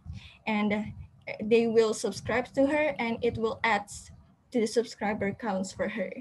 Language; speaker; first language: English; non-native, fluent; Indonesian